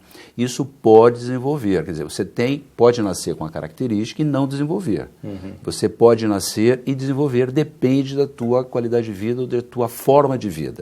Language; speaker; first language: Portuguese; native; Portuguese